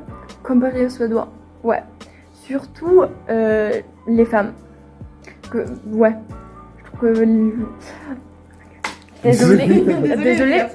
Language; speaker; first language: French; non-native, fluent; Swedish